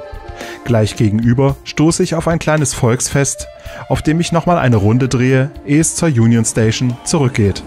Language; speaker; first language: German; native; German